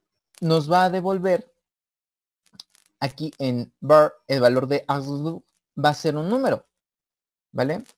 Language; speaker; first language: Spanish; native; Spanish